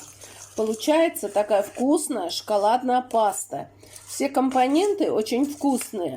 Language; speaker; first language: Russian; native; Russian